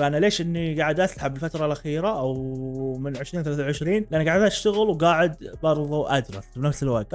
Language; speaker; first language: Arabic; native; Arabic